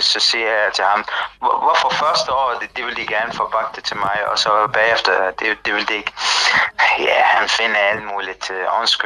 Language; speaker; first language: Danish; non-native, learner; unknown